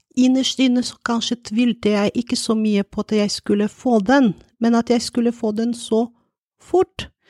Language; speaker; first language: Norwegian; non-native, fluent; Bulgarian